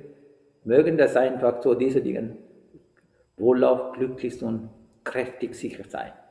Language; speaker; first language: German; non-native, fluent; Sinhala